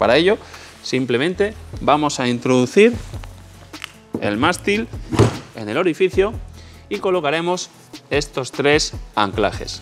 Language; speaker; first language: Spanish; native; Spanish